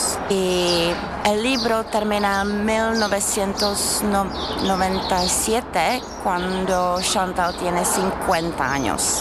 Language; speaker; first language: Spanish; non-native, learner; Czech